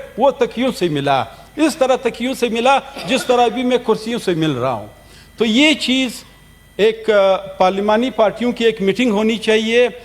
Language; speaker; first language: Urdu; non-native, local second language; Pashto